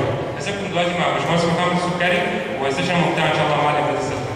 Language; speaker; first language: Arabic; native; Arabic